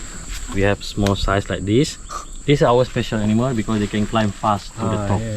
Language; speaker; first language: English; non-native, local second language; Malay